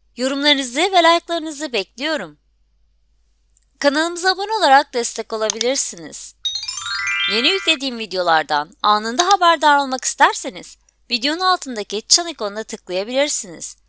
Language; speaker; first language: Turkish; native; Turkish